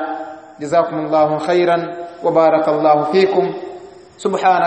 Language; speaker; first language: Arabic; non-native, fluent; Swahili